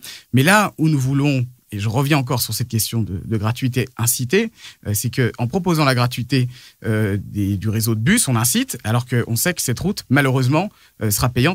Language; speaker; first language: French; native; French